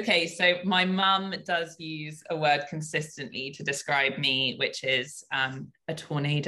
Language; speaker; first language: English; native; English